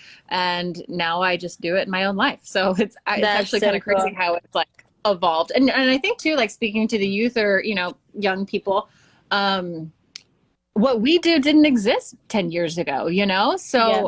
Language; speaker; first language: English; native; English